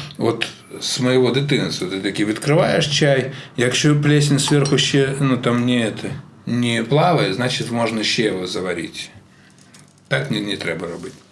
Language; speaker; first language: Ukrainian; non-native, local second language; Russian